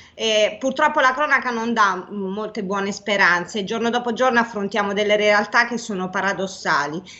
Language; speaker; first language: Italian; native; Italian